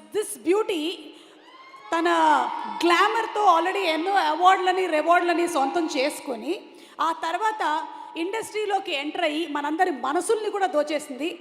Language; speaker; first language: Telugu; non-native, local second language; Malayalam